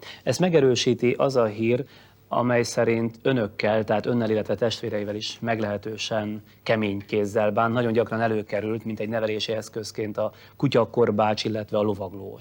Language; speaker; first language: Hungarian; native; Hungarian